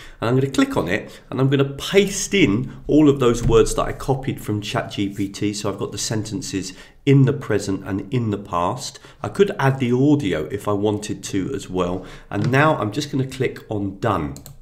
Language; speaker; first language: English; native; English